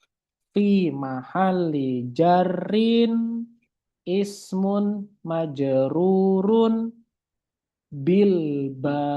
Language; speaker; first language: Arabic; non-native, fluent; Indonesian